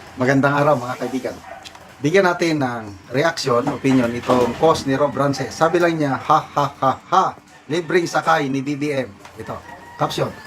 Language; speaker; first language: Filipino; non-native, local second language; Cebuano